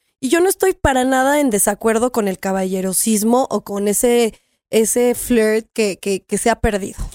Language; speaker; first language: Spanish; native; Spanish